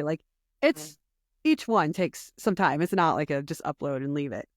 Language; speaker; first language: English; native; English